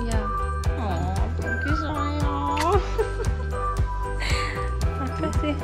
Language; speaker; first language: Indonesian; non-native, learner; English